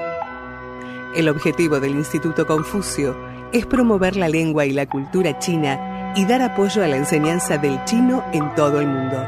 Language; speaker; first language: Spanish; native; Spanish